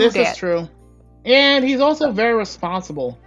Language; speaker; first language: English; native; English